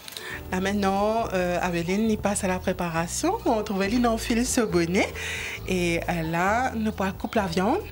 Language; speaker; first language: French; non-native, local second language; Morisyen